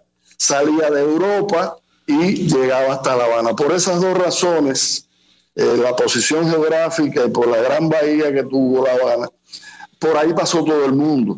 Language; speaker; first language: Spanish; native; Spanish